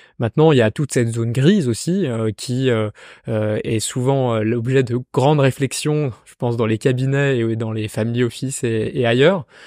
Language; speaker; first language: French; native; French